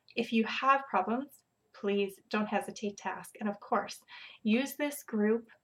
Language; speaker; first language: English; native; English